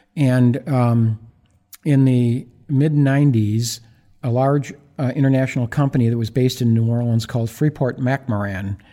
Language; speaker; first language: English; native; English